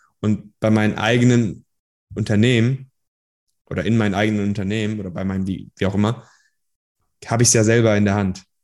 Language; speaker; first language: German; early bilingual, other home language; Persian